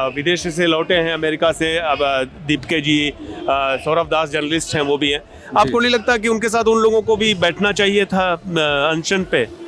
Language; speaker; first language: Hindi; native; Hindi